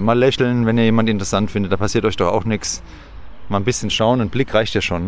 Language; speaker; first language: German; native; German